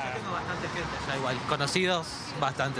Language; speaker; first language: Spanish; native; Spanish